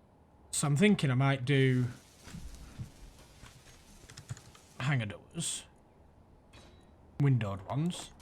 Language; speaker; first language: English; native; English